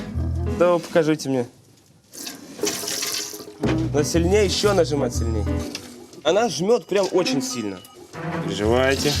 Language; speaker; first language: Russian; native; Russian